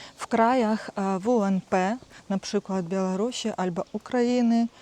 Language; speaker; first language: Polish; non-native, learner; Russian